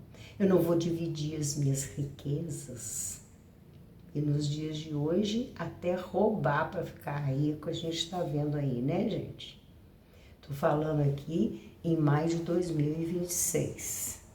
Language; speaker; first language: Portuguese; native; Portuguese